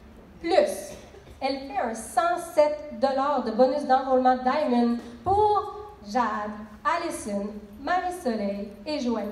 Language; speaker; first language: French; native; French